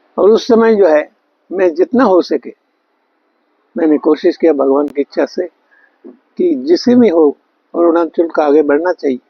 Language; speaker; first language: Hindi; non-native, local second language; Bangla